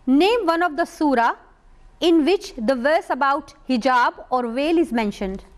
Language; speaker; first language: English; non-native, local second language; Urdu